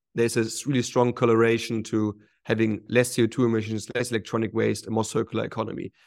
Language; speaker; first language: English; non-native, fluent; German